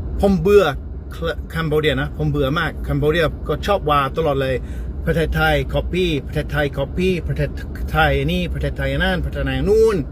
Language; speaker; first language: Thai; non-native, learner; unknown